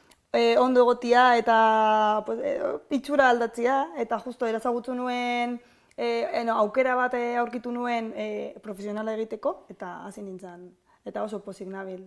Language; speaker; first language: Basque; non-native, local second language; Spanish